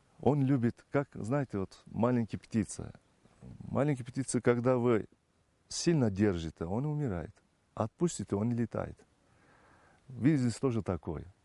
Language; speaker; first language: Russian; non-native, fluent; Turkish